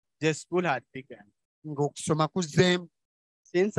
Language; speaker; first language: English; non-native, fluent; Oromo